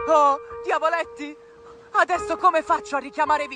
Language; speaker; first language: Italian; native; Italian